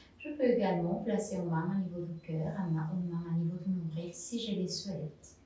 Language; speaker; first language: French; non-native, fluent; Spanish